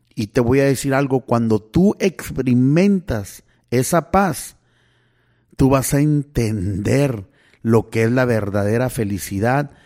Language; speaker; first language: Spanish; early bilingual, heritage; Spanish